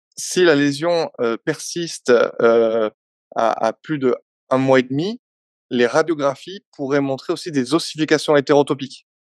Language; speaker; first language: French; native; French